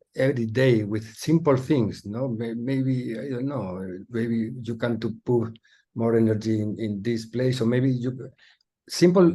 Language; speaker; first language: English; non-native, learner; Spanish